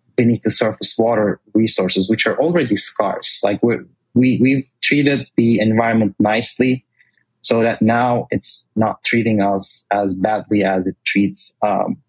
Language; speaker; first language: English; non-native, fluent; Turkish